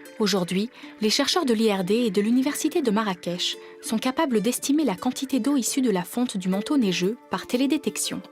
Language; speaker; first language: French; native; French